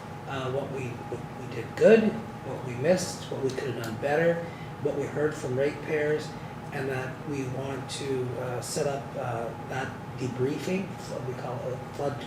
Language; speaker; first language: English; native; English